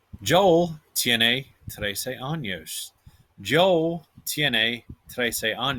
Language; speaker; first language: Spanish; non-native, fluent; English